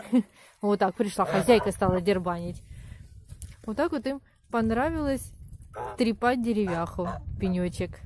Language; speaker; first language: Russian; native; Russian